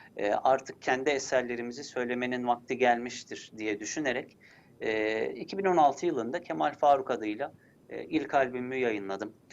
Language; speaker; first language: Turkish; early bilingual, heritage; Turkish